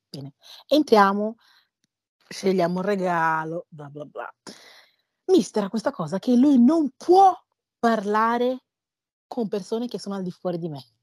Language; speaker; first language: Italian; early bilingual, other home language; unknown